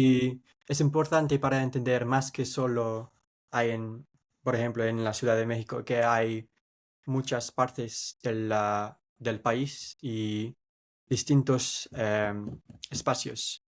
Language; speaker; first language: Spanish; non-native, fluent; English